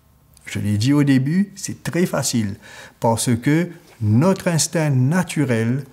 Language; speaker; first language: French; native; French